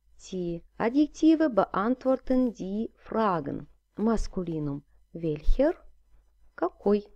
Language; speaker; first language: German; non-native, fluent; Russian